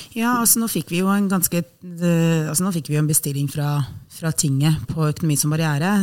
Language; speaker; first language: Norwegian; native; Norwegian